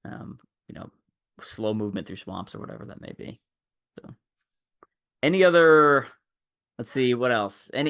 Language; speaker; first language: English; native; English